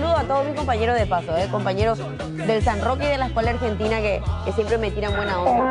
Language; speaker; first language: Spanish; native; Spanish